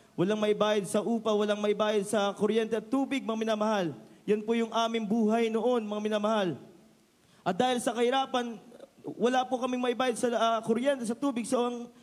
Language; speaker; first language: Filipino; native; Filipino